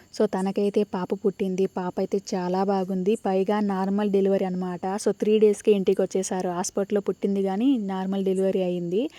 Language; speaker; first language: Telugu; non-native, local second language; Lambadi